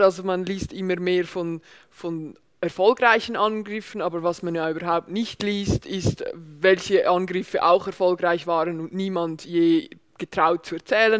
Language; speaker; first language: German; native; German